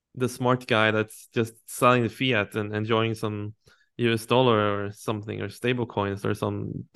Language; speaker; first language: English; non-native, fluent; Swedish